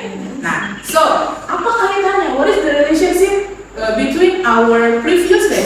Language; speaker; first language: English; non-native, fluent; Indonesian